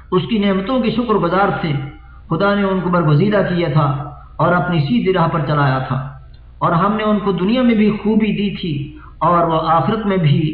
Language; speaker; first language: Urdu; native; Urdu